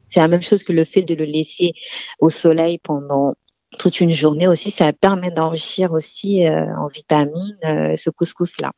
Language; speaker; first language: French; non-native, local second language; Wolof